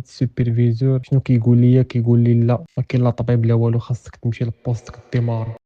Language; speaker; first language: Arabic; native; Arabic